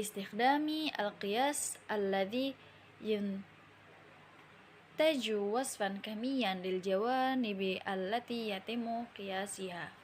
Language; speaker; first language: Arabic; non-native, learner; Indonesian